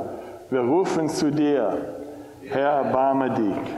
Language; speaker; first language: German; non-native, fluent; English